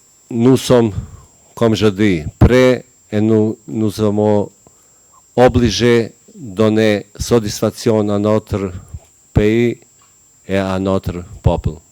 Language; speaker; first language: French; non-native, learner; Bosnian